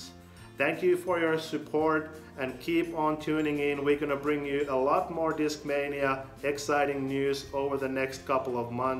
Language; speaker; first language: English; non-native, fluent; Finnish